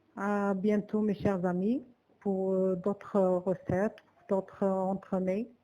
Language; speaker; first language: French; non-native, local second language; Arabic